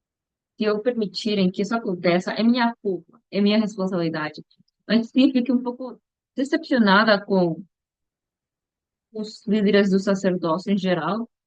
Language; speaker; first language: Portuguese; non-native, learner; Spanish